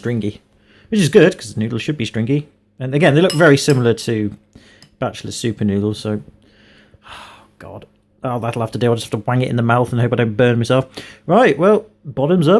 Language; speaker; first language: English; native; English